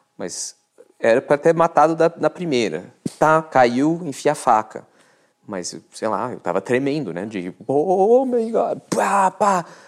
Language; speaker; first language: Portuguese; non-native, fluent; French